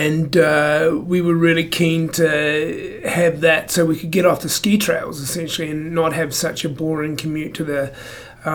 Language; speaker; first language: English; native; English